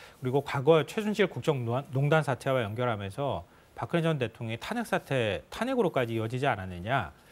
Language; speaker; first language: Korean; native; Korean